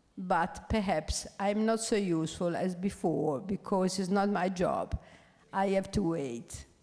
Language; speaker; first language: English; non-native, fluent; Italian